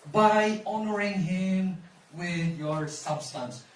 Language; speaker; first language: English; non-native, local second language; Filipino